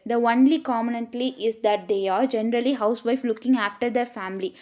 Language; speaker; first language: English; non-native, local second language; Tamil